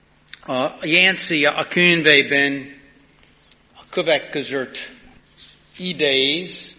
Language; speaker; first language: Hungarian; non-native, learner; English